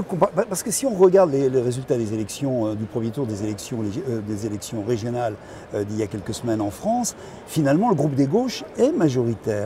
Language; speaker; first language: French; native; French